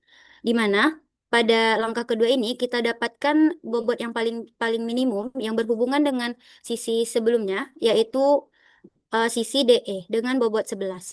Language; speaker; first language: Indonesian; native; Indonesian